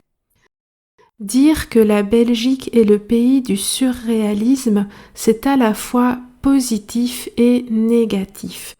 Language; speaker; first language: French; native; French